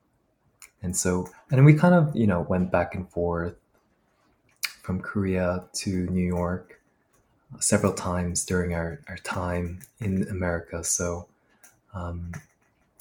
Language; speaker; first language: English; native; English